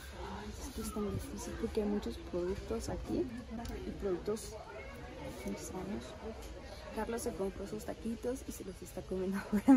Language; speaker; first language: Spanish; native; Spanish